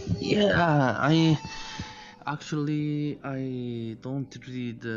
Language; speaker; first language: English; non-native, learner; Arabic